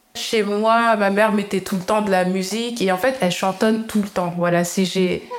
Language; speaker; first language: French; native; French